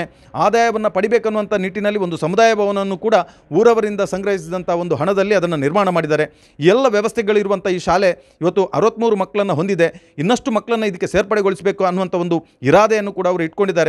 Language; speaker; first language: Kannada; native; Kannada